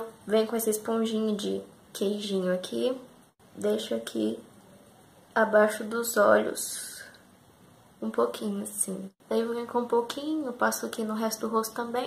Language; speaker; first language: Portuguese; native; Portuguese